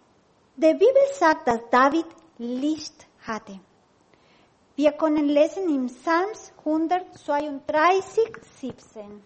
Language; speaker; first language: German; non-native, learner; Spanish